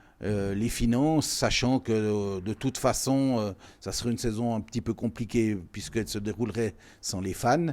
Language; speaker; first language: French; native; French